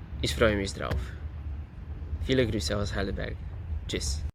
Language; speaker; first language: German; non-native, fluent; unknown